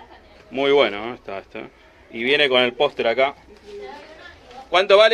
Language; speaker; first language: Spanish; native; Spanish